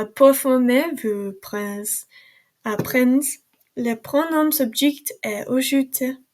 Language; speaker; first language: French; non-native, learner; English